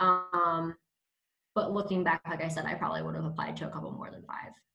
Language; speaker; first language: English; native; English